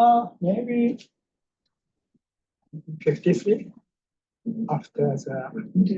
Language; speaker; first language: English; non-native, fluent; Japanese